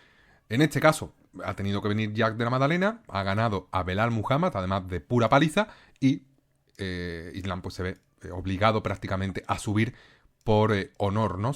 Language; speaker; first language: Spanish; native; Spanish